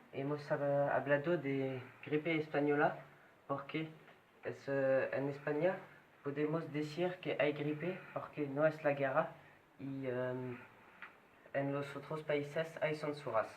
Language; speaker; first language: Spanish; non-native, learner; French